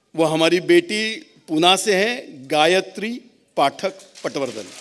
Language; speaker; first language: Hindi; non-native, local second language; Marathi